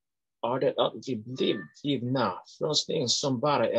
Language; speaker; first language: Swedish; non-native, learner; English